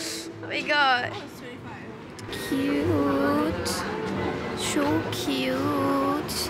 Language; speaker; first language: English; non-native, learner; Malay